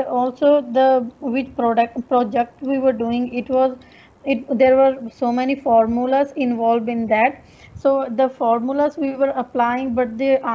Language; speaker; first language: English; non-native, local second language; Punjabi